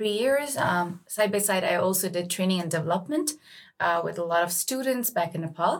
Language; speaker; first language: English; non-native, local second language; Nepali